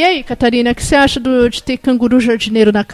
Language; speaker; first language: Portuguese; native; Portuguese